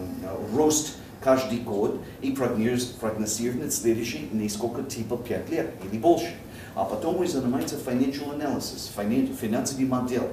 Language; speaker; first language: Russian; non-native, fluent; English